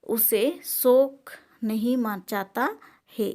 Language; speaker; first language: Hindi; non-native, local second language; Assamese